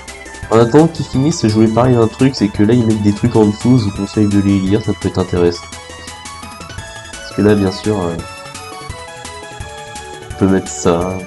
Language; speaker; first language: French; native; French